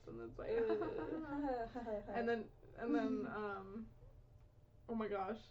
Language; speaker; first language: English; native; English